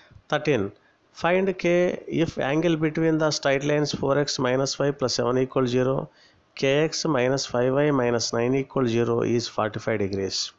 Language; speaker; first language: English; non-native, local second language; Telugu